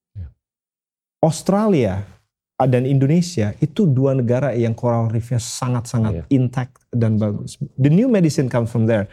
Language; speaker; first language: Indonesian; native; Indonesian